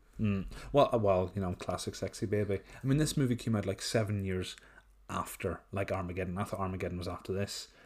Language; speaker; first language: English; native; English